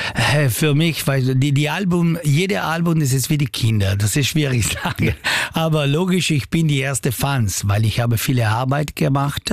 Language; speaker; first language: German; non-native, learner; Italian